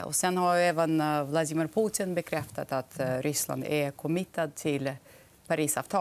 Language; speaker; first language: Swedish; non-native, fluent; Russian